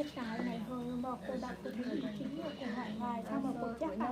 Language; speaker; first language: Vietnamese; native; Vietnamese